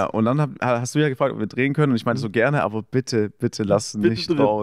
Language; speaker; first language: German; native; German